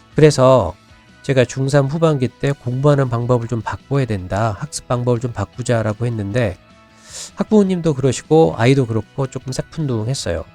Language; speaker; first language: Korean; native; Korean